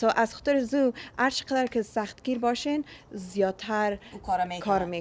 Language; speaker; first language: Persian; early bilingual, heritage; Persian